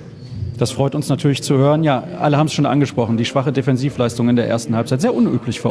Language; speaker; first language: German; native; German